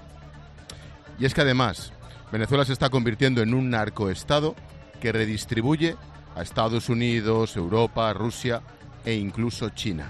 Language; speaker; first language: Spanish; native; Spanish